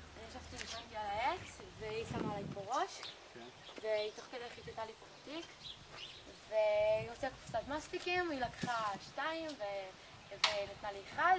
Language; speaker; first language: Hebrew; native; Hebrew